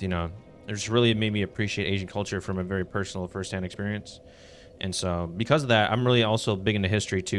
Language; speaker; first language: English; native; English